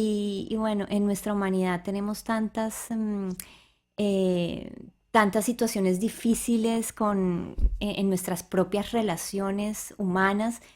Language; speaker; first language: Spanish; native; Spanish